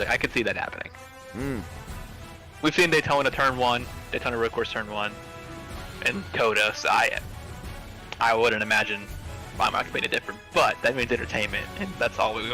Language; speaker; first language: English; native; English